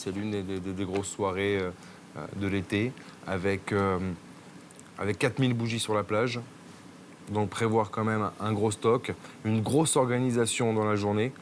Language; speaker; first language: French; native; French